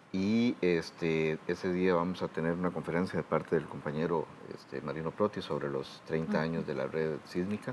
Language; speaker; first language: Spanish; native; Spanish